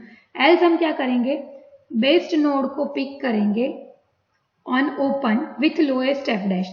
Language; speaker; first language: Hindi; non-native, local second language; Gujarati